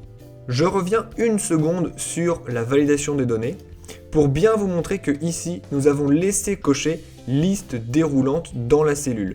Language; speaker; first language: French; native; French